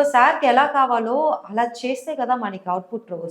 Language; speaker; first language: Telugu; non-native, learner; Tamil